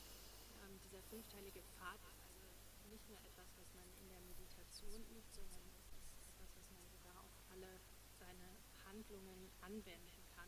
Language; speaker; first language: German; native; German